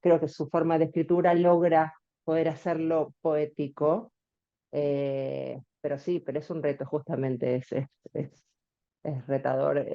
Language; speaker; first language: Spanish; native; Spanish